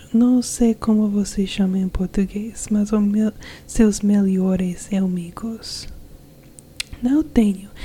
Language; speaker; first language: Portuguese; non-native, learner; English